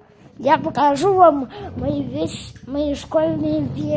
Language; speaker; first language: Russian; early bilingual, heritage; Russian